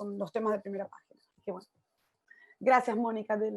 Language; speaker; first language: Spanish; native; Spanish